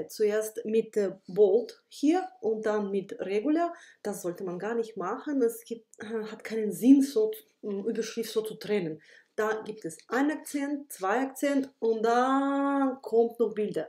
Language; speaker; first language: German; non-native, fluent; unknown